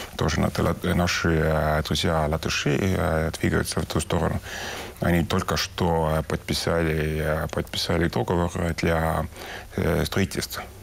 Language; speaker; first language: Russian; non-native, local second language; Estonian